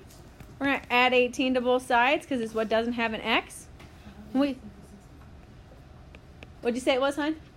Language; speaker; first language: English; native; English